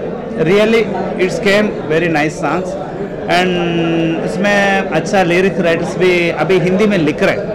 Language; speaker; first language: Hindi; non-native, local second language; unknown